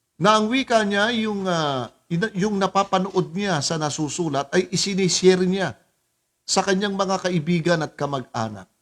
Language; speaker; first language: Filipino; native; Filipino